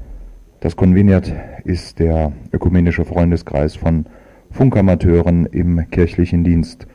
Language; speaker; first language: German; native; German